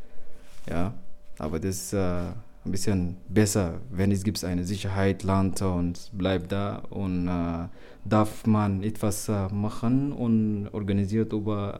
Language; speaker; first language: German; non-native, learner; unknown